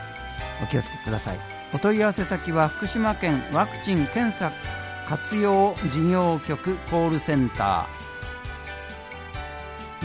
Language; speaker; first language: Japanese; native; Japanese